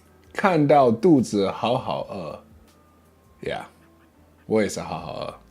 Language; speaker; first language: Chinese; non-native, learner; English